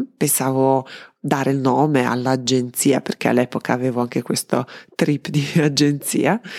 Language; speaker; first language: Italian; non-native, fluent; Serbian